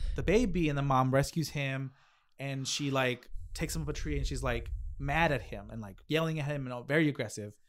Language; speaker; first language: English; native; English